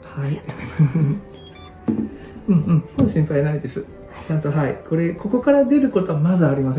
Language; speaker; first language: Japanese; native; Japanese